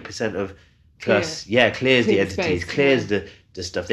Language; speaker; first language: English; native; English